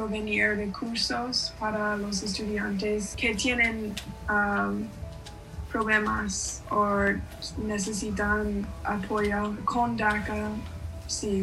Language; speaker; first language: Spanish; non-native, learner; English